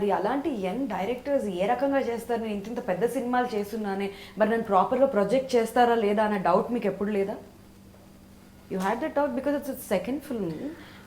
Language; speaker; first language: Telugu; native; Telugu